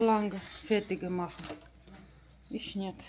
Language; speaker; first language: German; non-native, learner; Uzbek